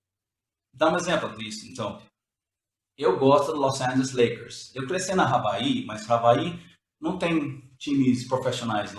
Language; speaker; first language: Portuguese; non-native, learner; English